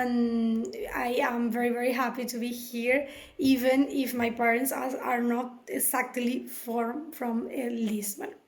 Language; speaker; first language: English; non-native, fluent; Spanish